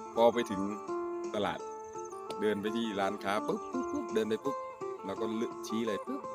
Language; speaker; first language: Thai; non-native, local second language; Northeastern Thai